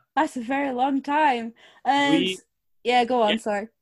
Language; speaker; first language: English; non-native, fluent; Portuguese